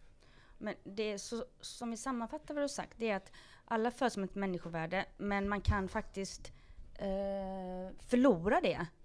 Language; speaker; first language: Swedish; native; Swedish